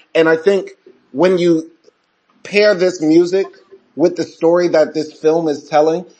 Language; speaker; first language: English; native; English